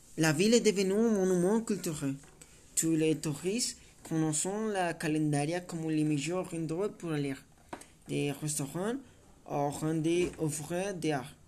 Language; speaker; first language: French; non-native, learner; Spanish